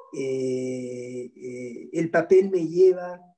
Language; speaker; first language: Spanish; native; Spanish